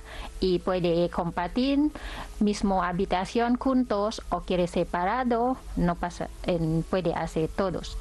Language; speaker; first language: Spanish; non-native, learner; Thai